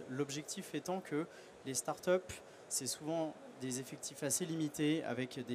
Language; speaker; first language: French; native; French